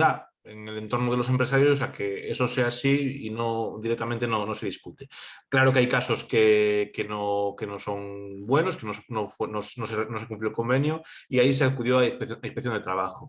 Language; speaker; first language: Spanish; native; Spanish